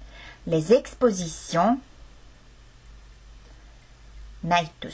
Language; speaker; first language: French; non-native, fluent; Estonian